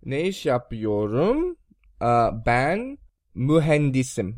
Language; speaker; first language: Turkish; non-native, learner; English